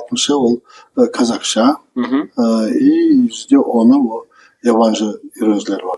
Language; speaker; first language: Turkish; non-native, learner; Kazakh